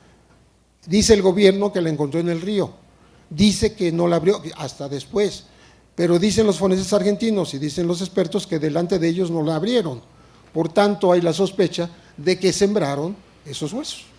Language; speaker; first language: Spanish; native; Spanish